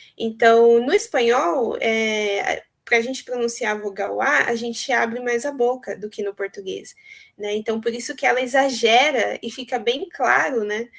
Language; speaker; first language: Portuguese; native; Portuguese